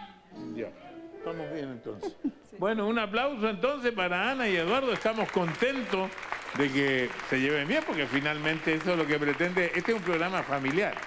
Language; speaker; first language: Spanish; native; Spanish